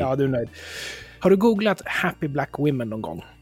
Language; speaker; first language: Swedish; native; Swedish